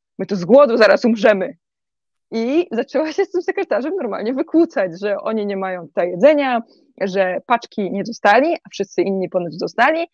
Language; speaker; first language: Polish; native; Polish